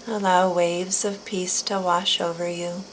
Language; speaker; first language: English; native; English